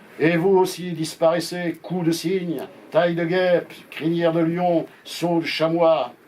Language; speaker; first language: French; native; French